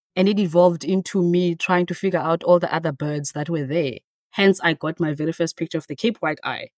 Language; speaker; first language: English; non-native, local second language; Xhosa